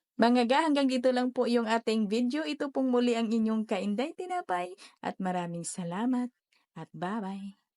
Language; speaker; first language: Filipino; non-native, local second language; Cebuano